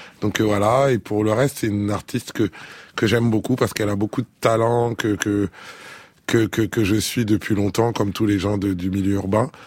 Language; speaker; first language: French; early bilingual, other home language; Lingala